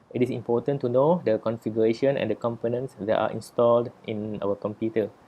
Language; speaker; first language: English; non-native, local second language; Malay